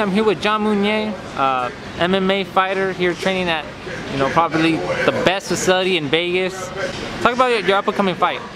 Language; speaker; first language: English; native; English